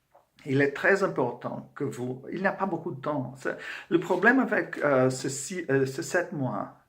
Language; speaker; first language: French; non-native, fluent; Portuguese